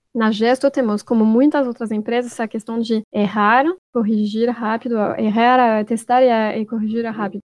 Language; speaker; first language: Portuguese; non-native, fluent; French